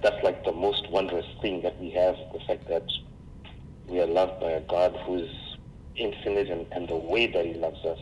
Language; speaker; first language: English; non-native, local second language; Shona